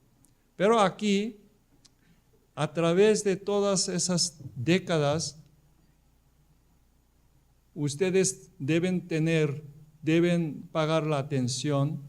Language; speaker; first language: Spanish; non-native, fluent; Korean